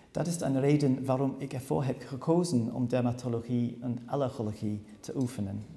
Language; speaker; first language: Dutch; non-native, learner; English